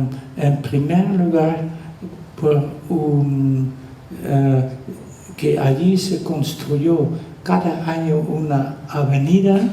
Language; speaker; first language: Spanish; non-native, fluent; Dutch